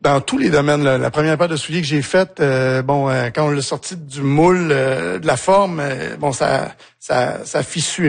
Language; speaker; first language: French; native; French